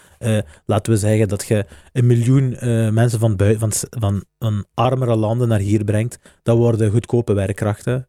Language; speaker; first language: Dutch; native; Dutch